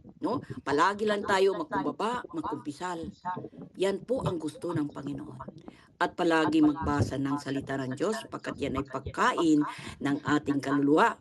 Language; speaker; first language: Filipino; non-native, local second language; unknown